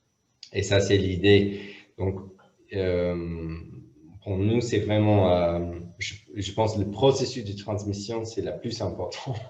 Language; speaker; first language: French; non-native, fluent; English